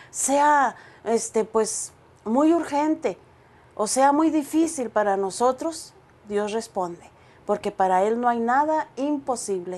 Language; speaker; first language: Spanish; native; Spanish